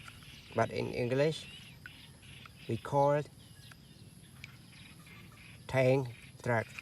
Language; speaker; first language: English; non-native, learner; Indonesian